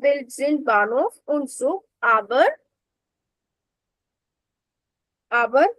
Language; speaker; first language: German; non-native, fluent; Hindi